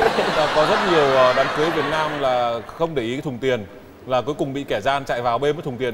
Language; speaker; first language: Vietnamese; native; Vietnamese